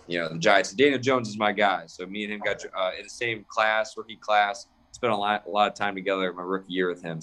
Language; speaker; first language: English; native; English